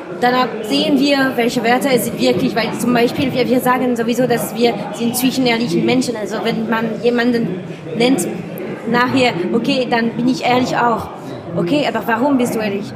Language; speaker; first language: German; non-native, learner; French